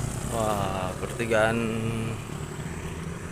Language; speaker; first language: Indonesian; non-native, local second language; Sundanese